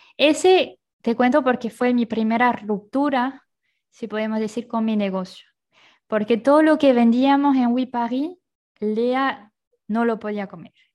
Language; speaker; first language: Spanish; non-native, fluent; French